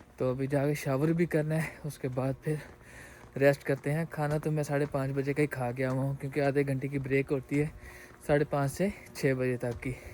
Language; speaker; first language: Urdu; non-native, local second language; Punjabi